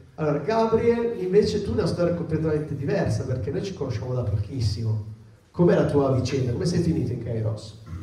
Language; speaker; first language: Italian; native; Italian